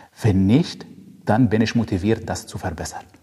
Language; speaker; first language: German; non-native, fluent; Arabic